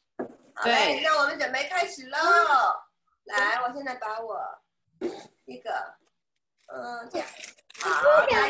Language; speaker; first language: Chinese; native; Chinese